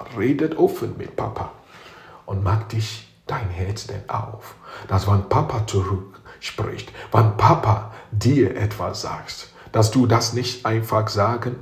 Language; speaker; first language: German; non-native, fluent; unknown